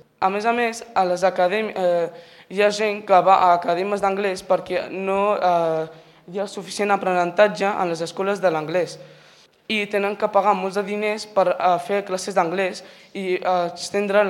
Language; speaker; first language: Catalan; non-native, local second language; Spanish